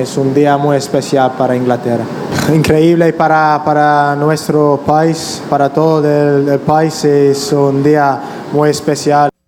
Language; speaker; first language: Spanish; non-native, fluent; English